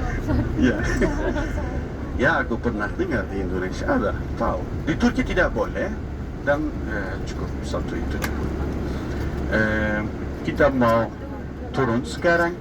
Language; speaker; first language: Indonesian; non-native, fluent; Turkish